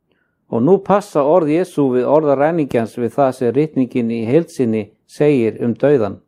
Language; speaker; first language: Icelandic; native; Icelandic